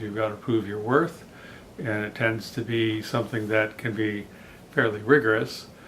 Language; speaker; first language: English; native; English